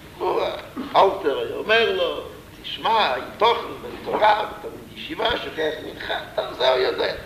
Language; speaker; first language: Hebrew; non-native, fluent; English